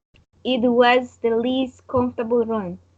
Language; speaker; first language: English; non-native, learner; Spanish